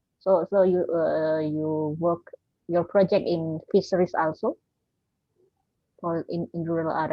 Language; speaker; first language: English; non-native, learner; Indonesian